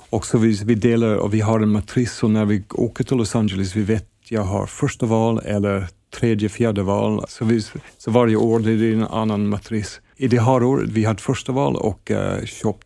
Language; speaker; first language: Swedish; non-native, fluent; English